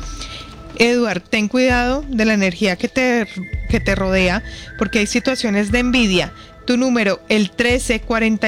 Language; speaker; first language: Spanish; native; Spanish